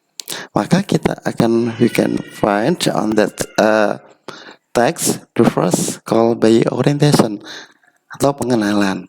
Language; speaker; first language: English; non-native, learner; Indonesian